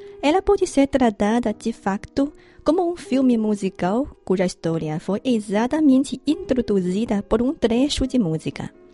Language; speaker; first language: Portuguese; non-native, fluent; Chinese